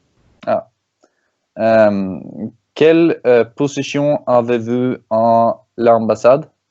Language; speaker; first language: French; non-native, learner; Norwegian